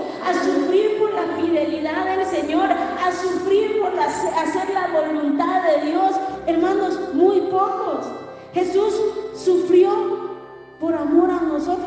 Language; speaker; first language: Spanish; native; Spanish